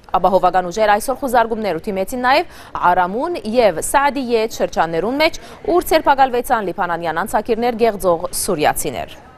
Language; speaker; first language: Armenian; early bilingual, heritage; Armenian